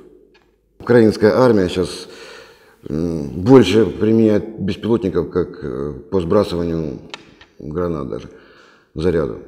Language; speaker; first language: Russian; native; Russian